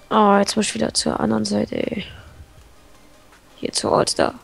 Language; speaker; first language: German; native; German